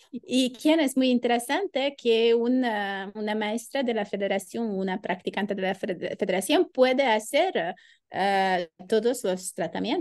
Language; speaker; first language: Spanish; non-native, learner; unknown